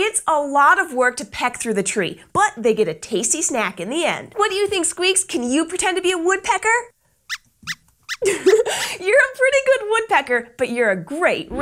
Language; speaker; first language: English; native; English